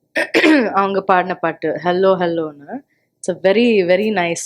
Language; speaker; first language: Tamil; non-native, local second language; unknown